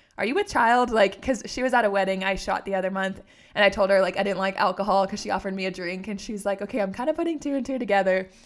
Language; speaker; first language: English; native; English